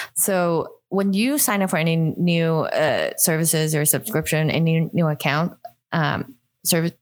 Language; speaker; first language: English; non-native, local second language; Cantonese